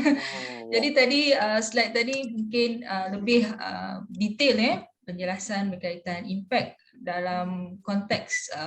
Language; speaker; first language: Malay; native; Malay